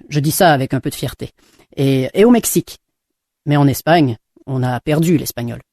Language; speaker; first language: French; non-native, fluent; English